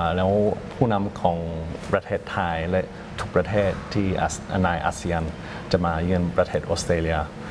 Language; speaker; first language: Thai; non-native, fluent; English